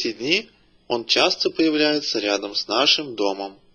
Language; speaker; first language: Russian; native; Russian